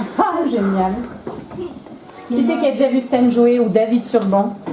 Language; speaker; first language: French; native; French